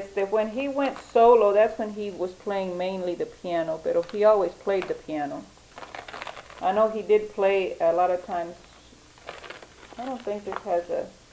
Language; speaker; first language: English; early bilingual, other home language; Spanish